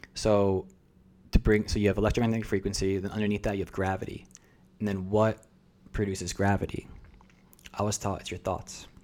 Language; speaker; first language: English; early bilingual, other home language; Russian